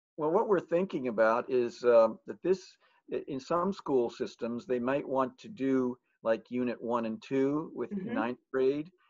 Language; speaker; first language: English; native; English